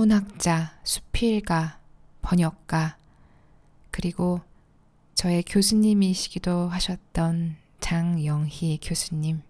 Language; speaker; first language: Korean; native; Korean